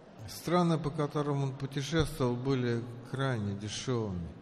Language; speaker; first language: Russian; native; Russian